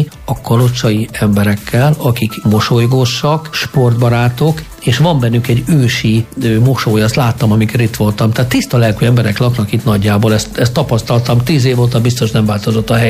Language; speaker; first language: Hungarian; native; Hungarian